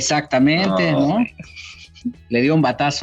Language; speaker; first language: Spanish; native; Spanish